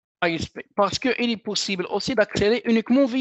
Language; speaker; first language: French; non-native, local second language; Arabic